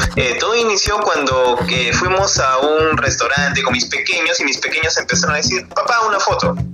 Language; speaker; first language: Spanish; native; Spanish